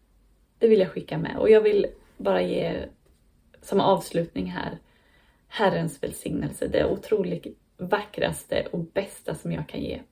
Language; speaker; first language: Swedish; native; Swedish